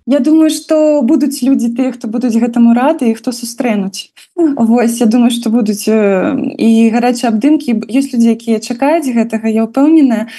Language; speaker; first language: Belarusian; non-native, local second language; Russian